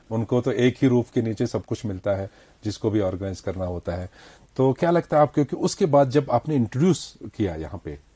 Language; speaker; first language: Hindi; non-native, local second language; Kashmiri